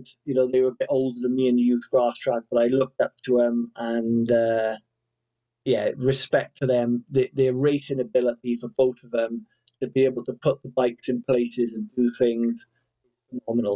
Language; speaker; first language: English; native; English